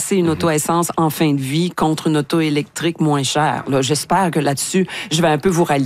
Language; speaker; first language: French; native; French